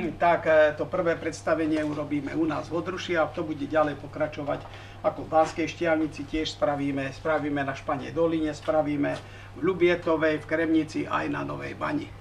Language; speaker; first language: Slovak; native; Slovak